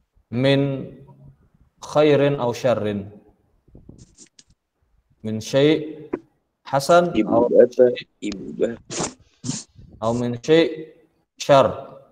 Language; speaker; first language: Arabic; non-native, fluent; Indonesian